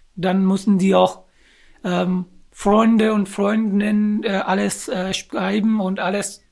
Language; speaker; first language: German; non-native, learner; Urdu